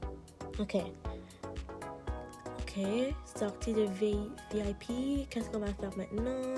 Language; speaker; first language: French; non-native, learner; English